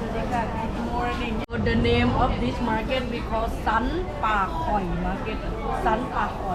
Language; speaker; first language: English; non-native, fluent; Thai